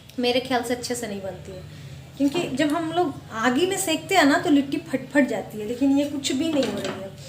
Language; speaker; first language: Hindi; non-native, local second language; Bangla